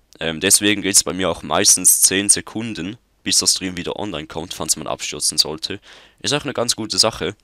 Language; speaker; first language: German; native; German